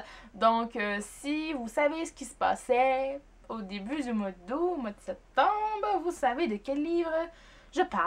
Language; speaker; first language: French; native; French